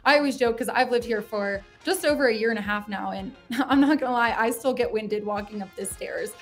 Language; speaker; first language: English; native; English